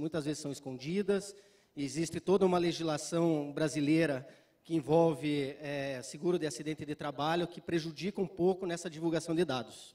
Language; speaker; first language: Portuguese; native; Portuguese